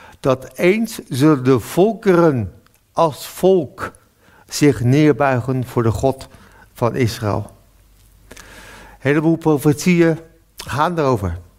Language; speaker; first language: Dutch; native; Dutch